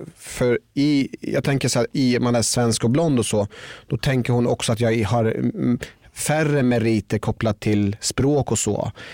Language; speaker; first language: Swedish; early bilingual, other home language; Persian